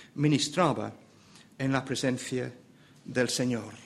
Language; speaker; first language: Spanish; non-native, fluent; English